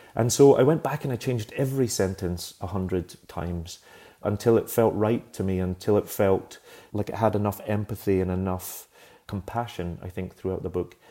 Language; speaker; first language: English; native; English